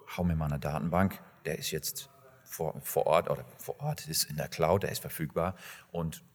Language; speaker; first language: German; non-native, fluent; English